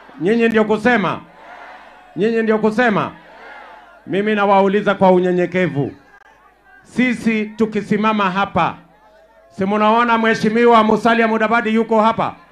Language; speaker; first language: Swahili; non-native, local second language; Kalenjin